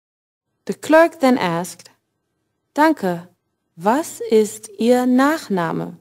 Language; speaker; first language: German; non-native, fluent; English